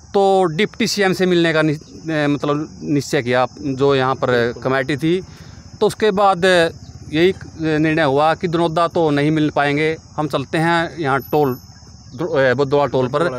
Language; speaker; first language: Hindi; native; Hindi